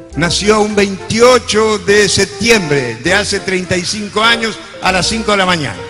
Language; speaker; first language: Spanish; native; Spanish